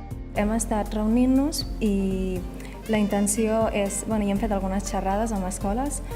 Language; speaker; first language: Catalan; early bilingual, other home language; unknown